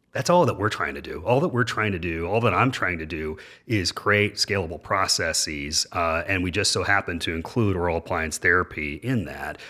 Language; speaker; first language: English; native; English